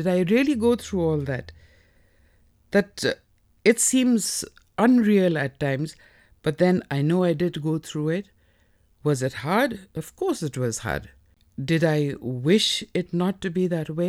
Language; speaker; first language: English; non-native, local second language; Nepali